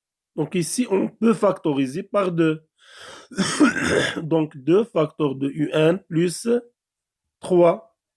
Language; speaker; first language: French; non-native, local second language; Arabic